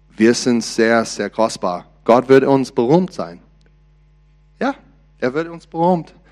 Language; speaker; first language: German; non-native, learner; English